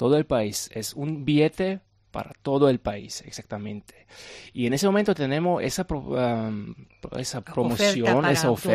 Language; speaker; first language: Spanish; non-native, fluent; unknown